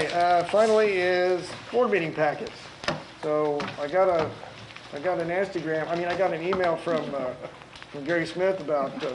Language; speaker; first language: English; native; English